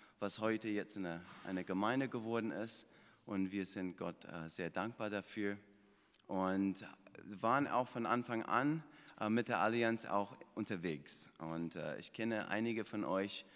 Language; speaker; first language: German; non-native, fluent; English